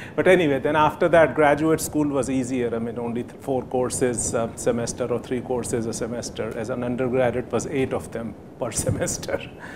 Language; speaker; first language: English; non-native, local second language; Hindi